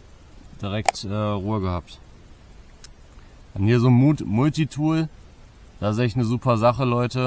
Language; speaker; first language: German; native; German